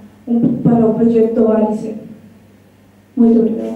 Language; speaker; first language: Portuguese; non-native, learner; Spanish